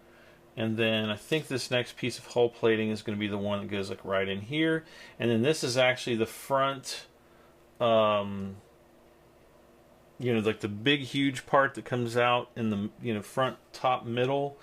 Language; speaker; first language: English; native; English